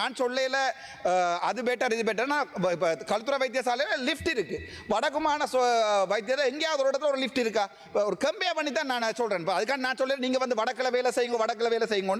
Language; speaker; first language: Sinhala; non-native, local second language; Tamil